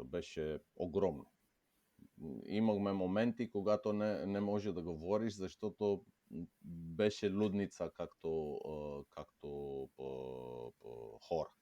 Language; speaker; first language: Bulgarian; non-native, fluent; Romanian